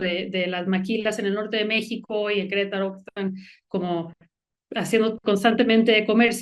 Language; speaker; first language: Spanish; native; Spanish